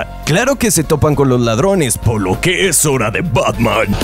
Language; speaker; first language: Spanish; native; Spanish